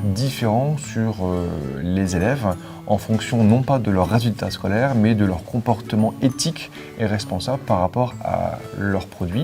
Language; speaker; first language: French; native; French